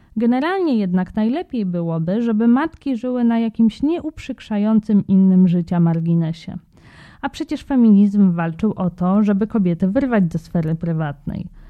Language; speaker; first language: Polish; native; Polish